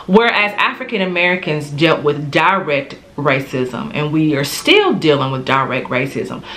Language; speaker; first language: English; native; English